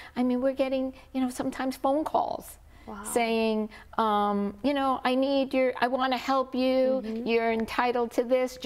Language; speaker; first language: English; native; English